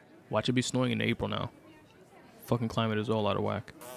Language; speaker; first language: English; native; English